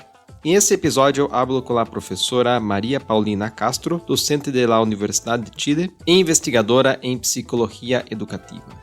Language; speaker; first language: Portuguese; non-native, learner; Spanish